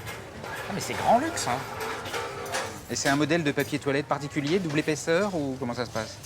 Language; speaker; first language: French; native; French